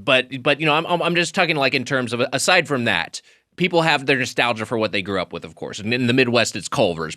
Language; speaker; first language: English; native; English